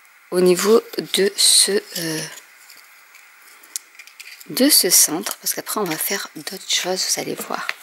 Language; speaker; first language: French; native; French